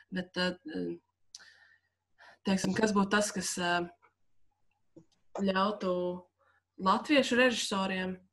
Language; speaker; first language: Latvian; native; Latvian